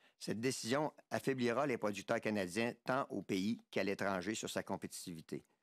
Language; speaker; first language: French; native; French